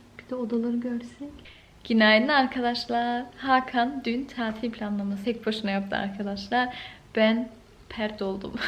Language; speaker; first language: Turkish; early bilingual, heritage; Turkish